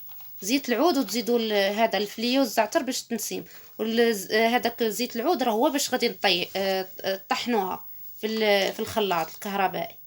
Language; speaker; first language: Arabic; native; Arabic